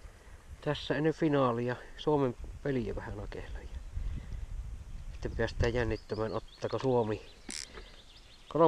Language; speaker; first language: Finnish; native; Finnish